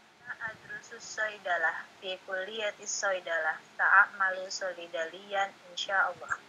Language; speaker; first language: Arabic; non-native, learner; Indonesian